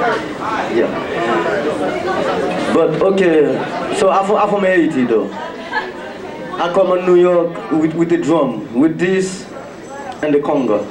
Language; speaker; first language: English; non-native, learner; Haitian Creole